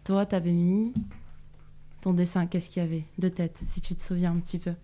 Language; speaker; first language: French; native; French